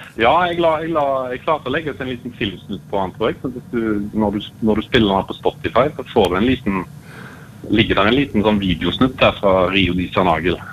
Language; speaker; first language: Norwegian; native; Norwegian